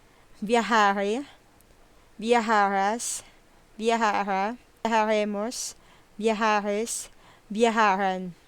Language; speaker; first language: Spanish; non-native, learner; Filipino